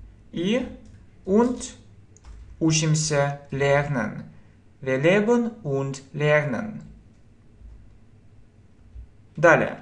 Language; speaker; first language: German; non-native, fluent; Russian